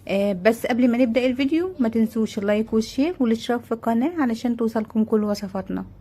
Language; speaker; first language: Arabic; native; Arabic